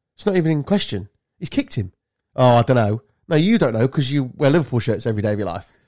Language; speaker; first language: English; native; English